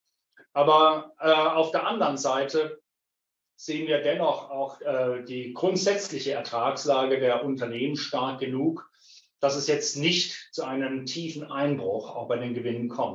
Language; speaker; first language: German; native; German